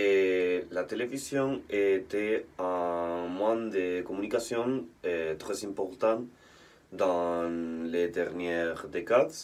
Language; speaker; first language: French; non-native, learner; Spanish